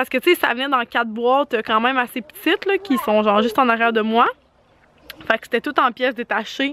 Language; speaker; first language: French; native; French